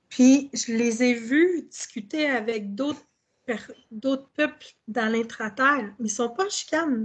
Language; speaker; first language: French; native; French